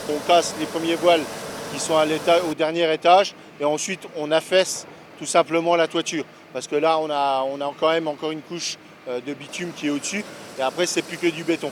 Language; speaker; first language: French; native; French